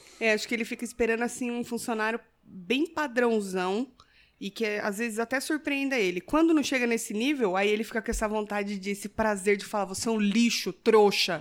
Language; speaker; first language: Portuguese; native; Portuguese